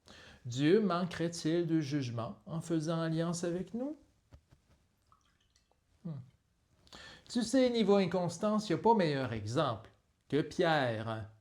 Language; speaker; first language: French; native; French